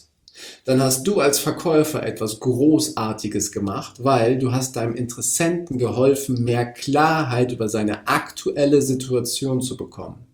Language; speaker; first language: German; native; German